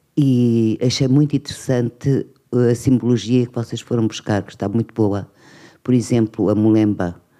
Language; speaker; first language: Portuguese; native; Portuguese